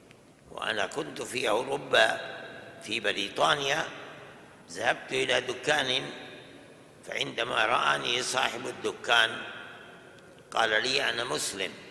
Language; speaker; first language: Arabic; non-native, fluent; Urdu